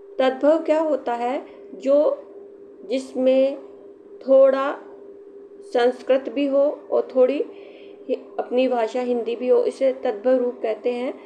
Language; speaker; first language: Hindi; native; Hindi